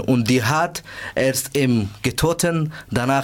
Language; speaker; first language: German; non-native, learner; Persian